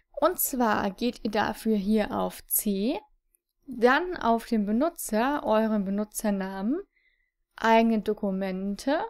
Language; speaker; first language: German; native; German